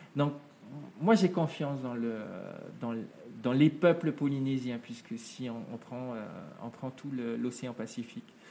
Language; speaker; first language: French; native; French